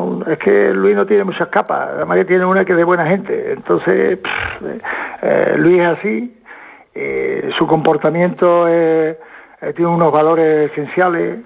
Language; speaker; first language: Spanish; native; Spanish